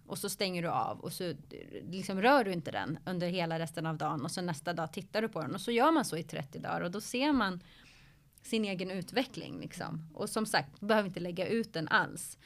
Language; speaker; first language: Swedish; early bilingual, other home language; Arabic